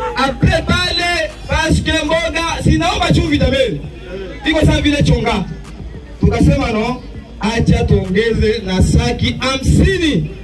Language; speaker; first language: Swahili; native; Swahili